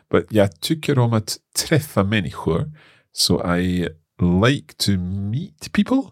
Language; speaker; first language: Swedish; non-native, learner; English